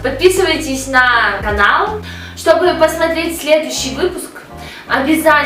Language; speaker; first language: Russian; native; Russian